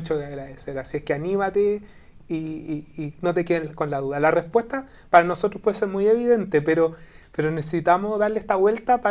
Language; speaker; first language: Spanish; native; Spanish